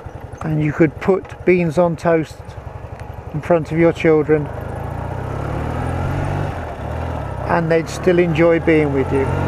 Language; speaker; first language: English; native; English